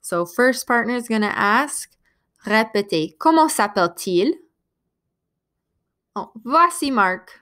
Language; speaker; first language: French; non-native, fluent; English